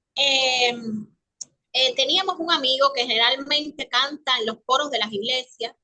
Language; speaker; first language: Spanish; native; Spanish